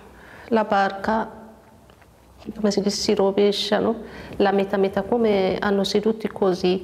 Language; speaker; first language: Italian; non-native, learner; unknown